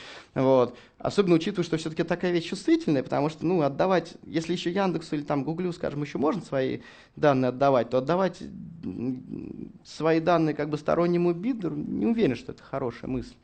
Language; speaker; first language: Russian; native; Russian